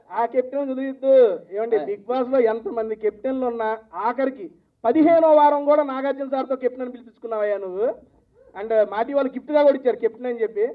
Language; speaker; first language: Telugu; native; Telugu